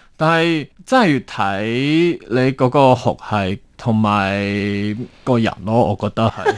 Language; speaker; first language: Cantonese; non-native, fluent; Chinese